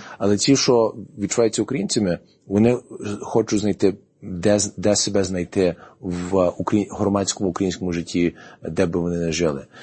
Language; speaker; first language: Ukrainian; early bilingual, heritage; Ukrainian